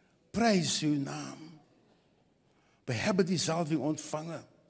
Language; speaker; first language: Dutch; non-native, fluent; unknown